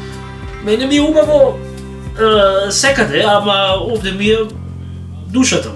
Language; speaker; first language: Macedonian; early bilingual, heritage; Macedonian